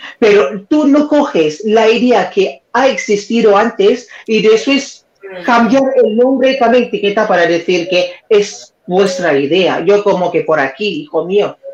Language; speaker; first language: Spanish; non-native, fluent; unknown